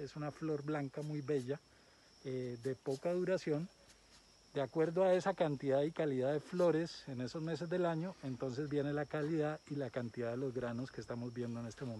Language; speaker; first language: Spanish; native; Spanish